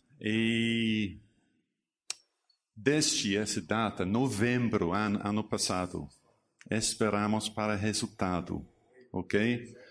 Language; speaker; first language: Portuguese; non-native, learner; English